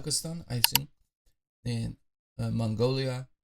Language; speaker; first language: English; non-native, fluent; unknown